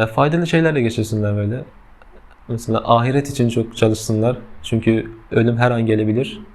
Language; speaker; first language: Turkish; non-native, fluent; Persian